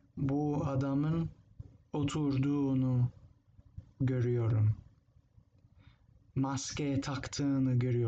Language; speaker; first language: Turkish; non-native, fluent; English